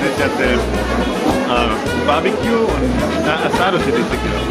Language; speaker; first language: Spanish; non-native, fluent; German